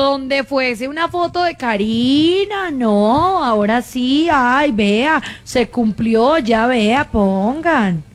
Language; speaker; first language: Spanish; native; Spanish